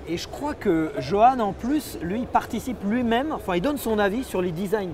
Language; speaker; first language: French; native; French